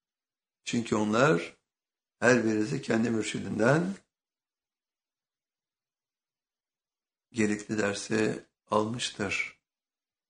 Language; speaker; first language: Turkish; native; Turkish